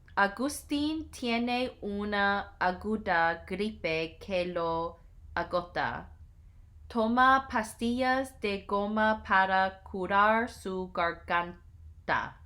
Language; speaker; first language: Spanish; non-native, learner; English